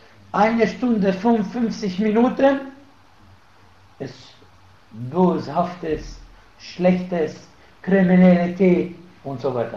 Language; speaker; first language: German; non-native, fluent; Arabic